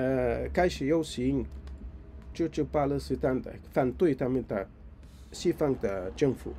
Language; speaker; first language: Chinese; non-native, fluent; Arabic